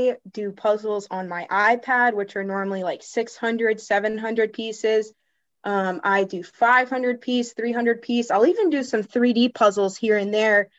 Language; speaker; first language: English; native; English